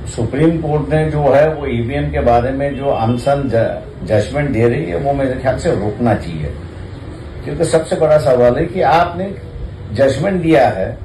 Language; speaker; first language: Hindi; non-native, local second language; Marathi